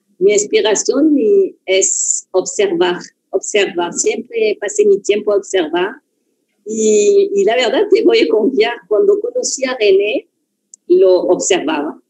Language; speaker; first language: Spanish; non-native, fluent; French